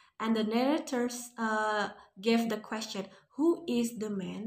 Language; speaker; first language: English; non-native, fluent; Indonesian